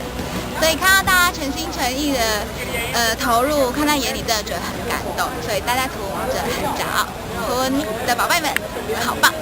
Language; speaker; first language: Chinese; native; Chinese